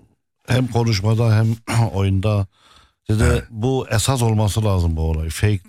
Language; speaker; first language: Turkish; non-native, fluent; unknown